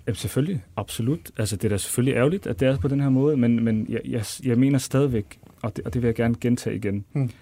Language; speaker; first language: Danish; early bilingual, other home language; Arabic